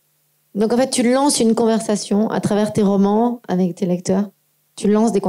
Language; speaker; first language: French; native; French